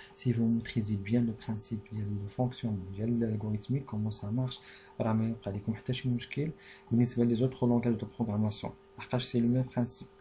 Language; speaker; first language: French; non-native, local second language; Arabic